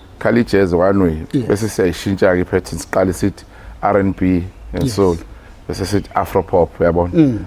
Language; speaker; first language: Zulu; native; Zulu